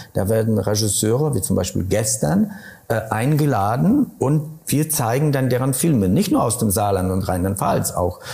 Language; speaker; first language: German; non-native, fluent; Polish